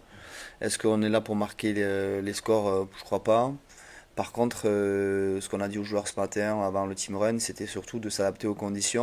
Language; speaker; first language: French; native; French